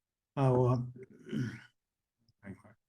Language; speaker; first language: Chinese; non-native, fluent; English